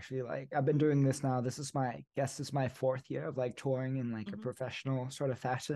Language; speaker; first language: English; native; English